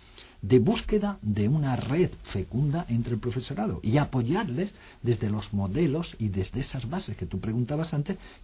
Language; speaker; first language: Spanish; native; Spanish